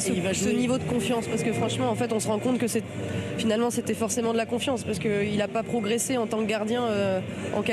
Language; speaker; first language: French; native; French